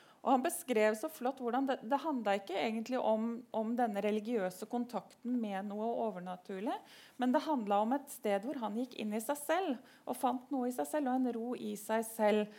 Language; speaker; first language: Norwegian; native; Norwegian